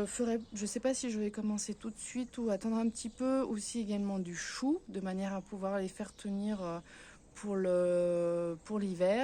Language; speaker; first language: French; native; French